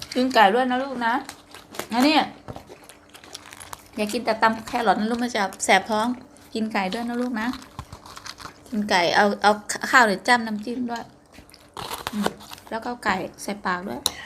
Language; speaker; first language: Thai; non-native, local second language; Northeastern Thai